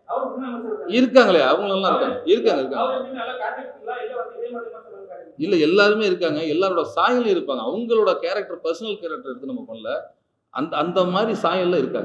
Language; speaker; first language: Tamil; native; Tamil